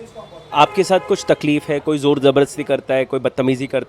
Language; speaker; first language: Hindi; native; Hindi